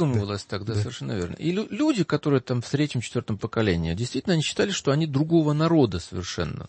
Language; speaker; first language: Russian; native; Russian